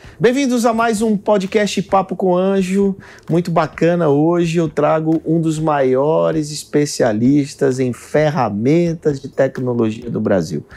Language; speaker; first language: Portuguese; native; Portuguese